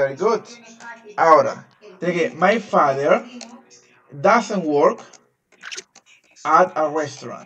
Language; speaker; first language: English; non-native, fluent; Spanish